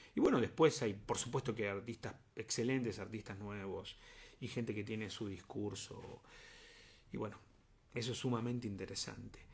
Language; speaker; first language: Spanish; native; Spanish